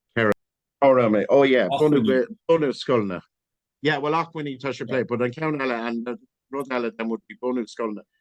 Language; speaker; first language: Irish; non-native, local second language; English